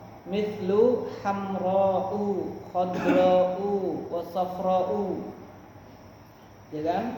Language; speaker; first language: Arabic; non-native, fluent; Indonesian